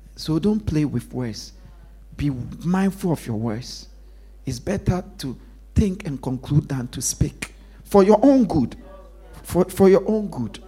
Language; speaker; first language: English; non-native, local second language; Akan